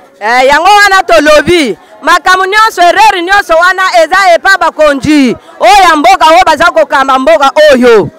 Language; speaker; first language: Lingala; non-native, local second language; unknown